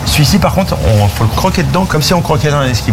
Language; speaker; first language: French; native; French